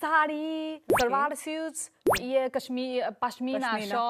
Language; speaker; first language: Hindi; non-native, fluent; Chinese